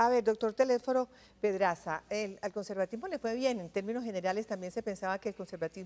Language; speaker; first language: Spanish; native; Spanish